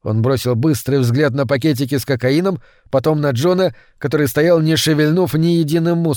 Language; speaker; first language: Russian; native; Russian